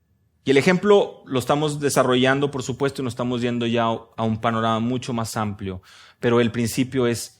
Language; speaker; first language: Spanish; native; Spanish